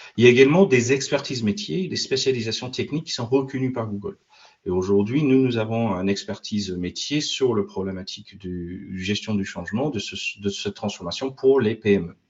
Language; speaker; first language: French; non-native, fluent; English